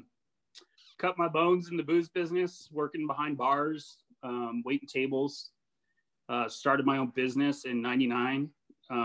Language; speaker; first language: English; native; English